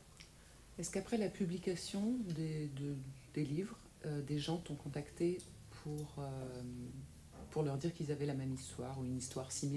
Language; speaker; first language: French; native; French